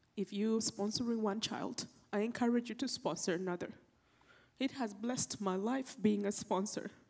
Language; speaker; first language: English; non-native, local second language; Acoli